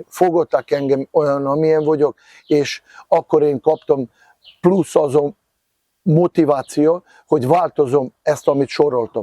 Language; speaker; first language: Hungarian; non-native, fluent; Serbian